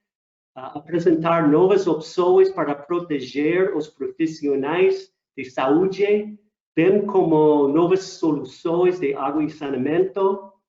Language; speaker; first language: Portuguese; non-native, fluent; English